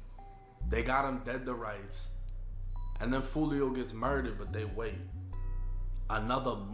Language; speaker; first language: English; native; English